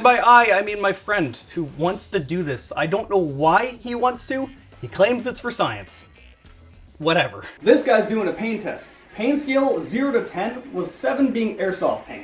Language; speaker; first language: English; native; English